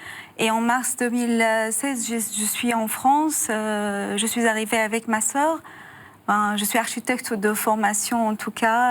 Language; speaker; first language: French; non-native, fluent; Arabic